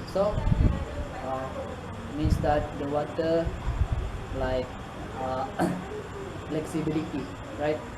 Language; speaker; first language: English; non-native, learner; Malay